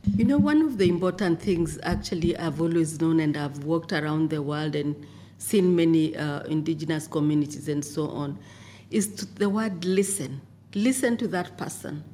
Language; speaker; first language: English; non-native, local second language; Masai